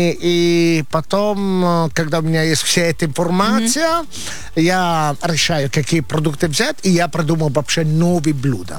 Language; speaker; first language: Russian; non-native, fluent; Italian